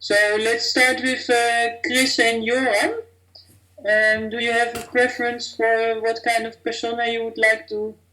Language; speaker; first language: English; non-native, fluent; Dutch